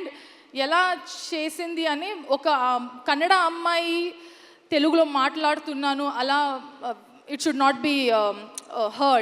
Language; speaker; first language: Telugu; non-native, learner; Kannada